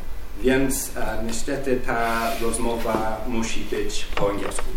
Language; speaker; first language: Polish; non-native, learner; English